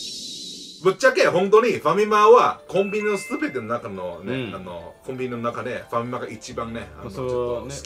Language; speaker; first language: Japanese; native; Japanese